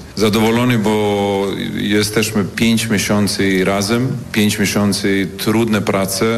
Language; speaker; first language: Polish; non-native, learner; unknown